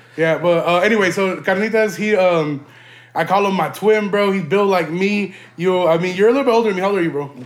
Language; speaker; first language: English; early bilingual, other home language; Spanish